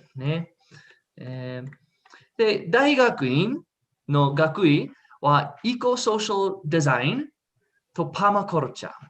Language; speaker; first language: Japanese; non-native, learner; English